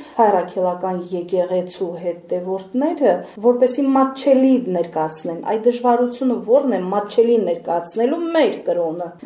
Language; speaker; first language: Armenian; native; Armenian